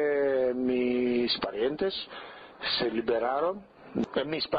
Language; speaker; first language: Spanish; non-native, fluent; Greek